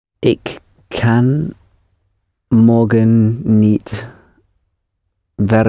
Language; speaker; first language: Dutch; non-native, learner; English